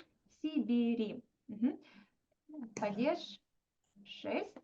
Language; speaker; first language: Russian; non-native, fluent; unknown